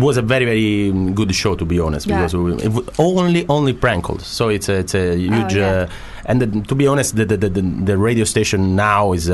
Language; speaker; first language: English; non-native, fluent; Italian